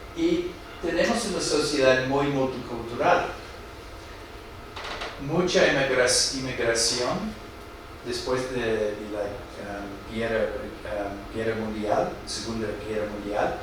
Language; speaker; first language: Spanish; non-native, fluent; English